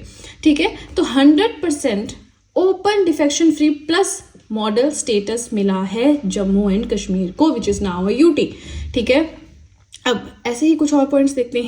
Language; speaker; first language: Hindi; native; Hindi